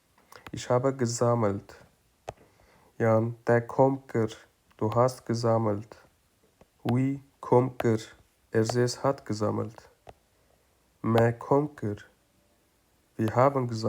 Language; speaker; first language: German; non-native, fluent; Kurdish